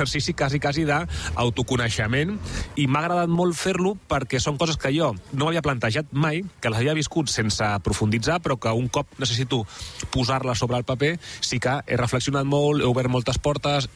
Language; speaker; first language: Catalan; native; Catalan